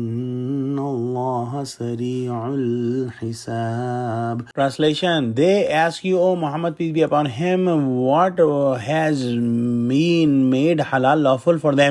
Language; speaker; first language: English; non-native, local second language; Urdu